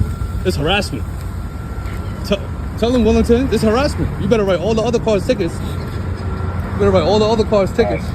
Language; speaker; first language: English; native; English